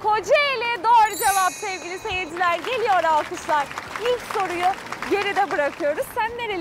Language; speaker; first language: Turkish; native; Turkish